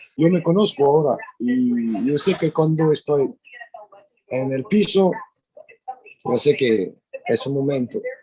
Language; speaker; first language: Spanish; non-native, learner; French